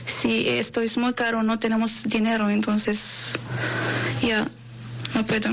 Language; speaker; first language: Spanish; non-native, learner; Arabic